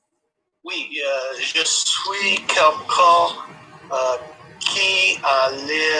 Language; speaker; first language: French; non-native, learner; English